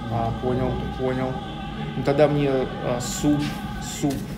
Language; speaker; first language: Russian; native; Russian